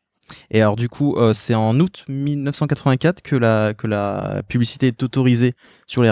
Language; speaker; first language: French; native; French